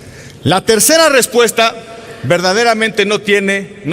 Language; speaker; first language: Spanish; native; Spanish